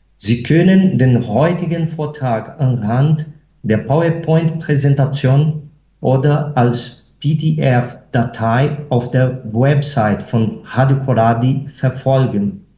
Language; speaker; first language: German; non-native, fluent; Portuguese